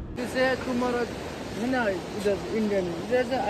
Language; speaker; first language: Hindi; non-native, learner; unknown